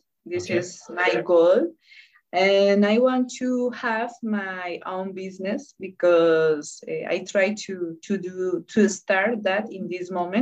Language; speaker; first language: English; non-native, learner; Spanish